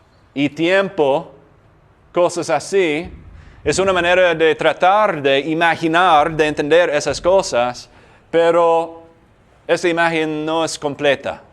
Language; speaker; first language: Spanish; non-native, fluent; English